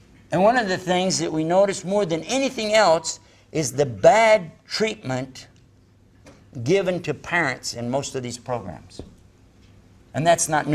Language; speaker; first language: English; native; English